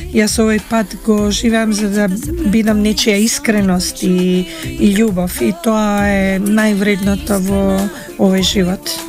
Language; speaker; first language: Macedonian; native; Macedonian